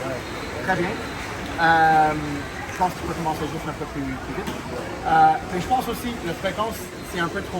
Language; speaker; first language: French; non-native, fluent; English